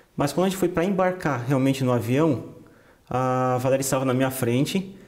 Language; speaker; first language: Portuguese; native; Portuguese